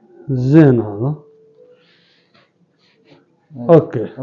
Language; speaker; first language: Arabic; non-native, learner; Urdu